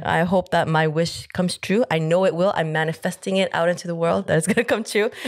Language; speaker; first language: English; native; English